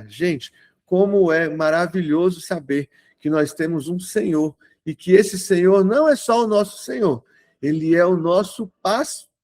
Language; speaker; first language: Portuguese; native; Portuguese